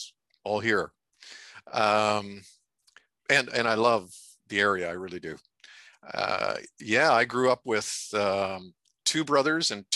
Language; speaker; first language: English; native; English